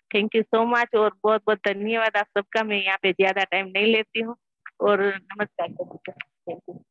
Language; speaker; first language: Hindi; non-native, local second language; Gujarati